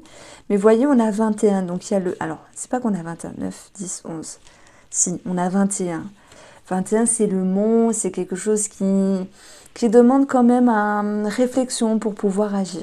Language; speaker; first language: French; native; French